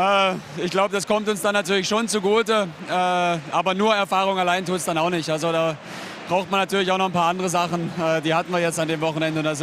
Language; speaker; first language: German; native; German